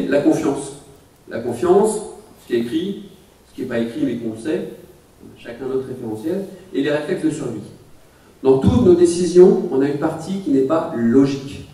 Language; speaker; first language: French; native; French